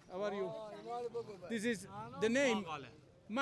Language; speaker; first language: English; non-native, learner; Italian